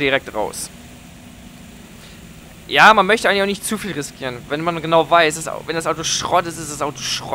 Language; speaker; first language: German; native; German